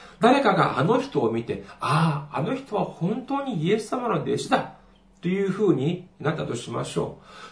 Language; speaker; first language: Japanese; non-native, fluent; Korean